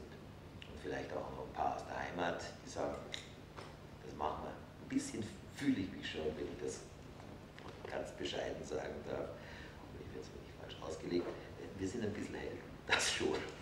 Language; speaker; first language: German; native; German